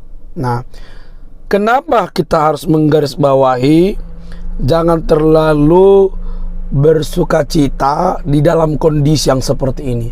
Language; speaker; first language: Indonesian; native; Indonesian